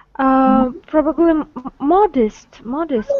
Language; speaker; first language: English; non-native, learner; Russian